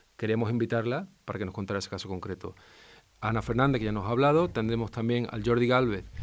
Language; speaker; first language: Spanish; non-native, local second language; Catalan